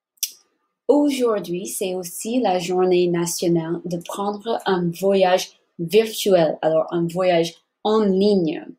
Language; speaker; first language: French; non-native, fluent; English